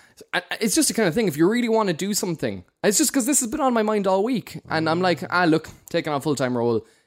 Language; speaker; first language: English; native; English